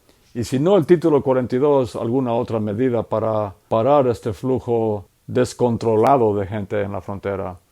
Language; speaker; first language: Spanish; native; Spanish